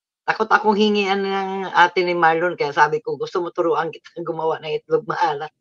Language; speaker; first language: Filipino; native; Filipino